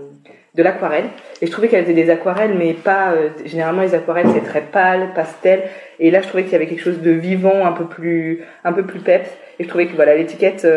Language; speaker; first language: French; native; French